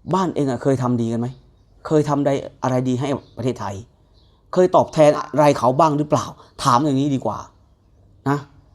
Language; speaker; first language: Thai; native; Thai